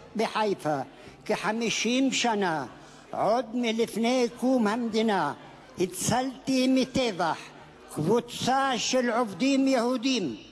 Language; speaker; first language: Hebrew; non-native, local second language; Arabic